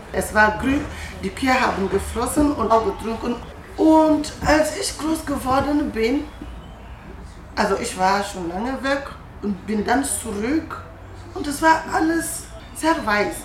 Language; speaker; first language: German; non-native, fluent; French